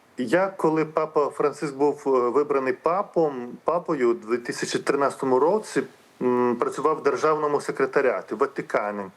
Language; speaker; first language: Ukrainian; non-native, fluent; Lithuanian